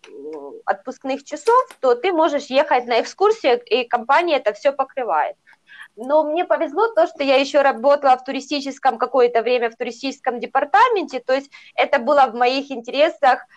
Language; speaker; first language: Russian; native; Russian